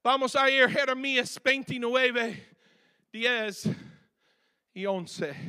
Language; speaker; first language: Spanish; non-native, fluent; English